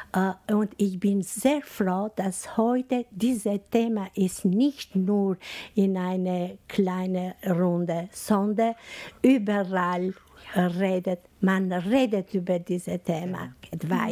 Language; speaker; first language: German; non-native, fluent; Albanian